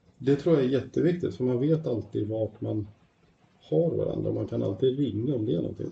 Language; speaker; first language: Swedish; native; Swedish